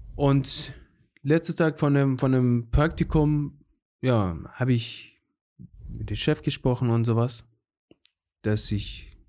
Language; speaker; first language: German; non-native, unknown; Persian